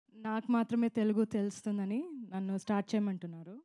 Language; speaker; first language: Telugu; non-native, local second language; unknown